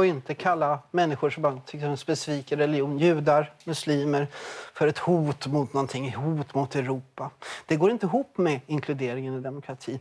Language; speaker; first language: Swedish; native; Swedish